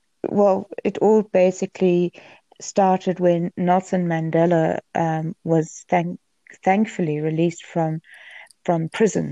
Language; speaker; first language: English; native; English